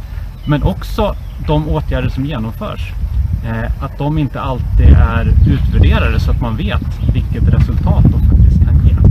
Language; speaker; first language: Swedish; native; Swedish